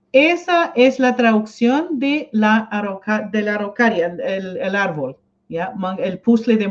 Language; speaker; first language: Spanish; non-native, fluent; English